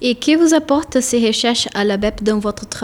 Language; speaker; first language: French; native; French